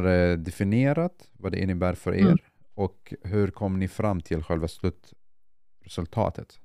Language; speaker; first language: Swedish; non-native, fluent; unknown